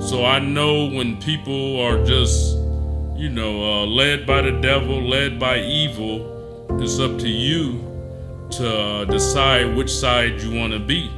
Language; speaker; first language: English; native; English